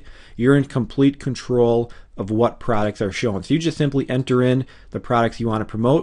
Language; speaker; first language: English; native; English